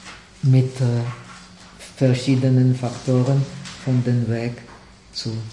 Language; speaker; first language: German; non-native, fluent; Czech